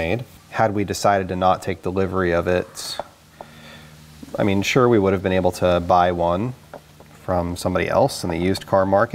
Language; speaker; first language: English; native; English